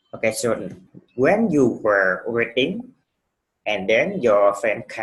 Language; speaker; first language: English; non-native, fluent; Vietnamese